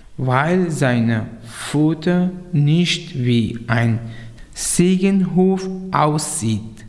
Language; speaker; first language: German; non-native, learner; Persian